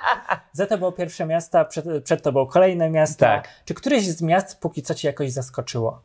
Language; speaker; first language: Polish; native; Polish